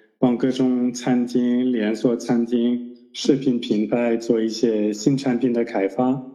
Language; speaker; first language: Chinese; non-native, fluent; French